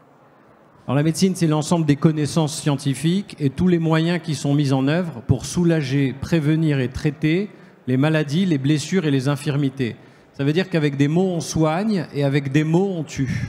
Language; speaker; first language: French; native; French